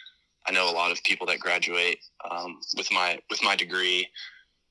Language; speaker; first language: English; native; English